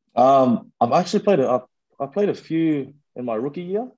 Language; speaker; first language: English; early bilingual, other home language; Fijian